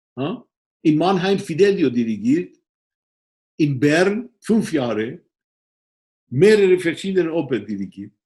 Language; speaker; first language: German; non-native, fluent; Persian